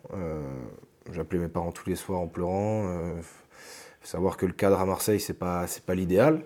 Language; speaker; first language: French; native; French